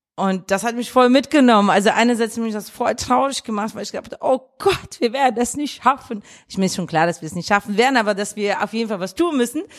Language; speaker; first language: German; early bilingual, other home language; Russian